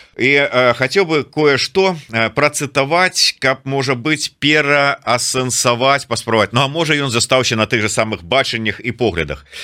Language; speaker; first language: Belarusian; non-native, local second language; Russian